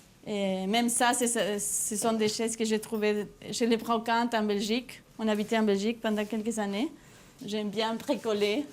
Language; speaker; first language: French; non-native, fluent; Spanish